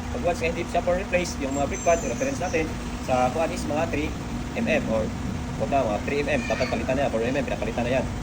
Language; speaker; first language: Filipino; non-native, local second language; Cebuano